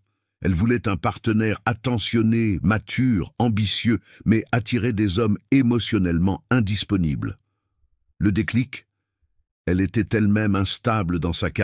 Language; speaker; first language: French; native; French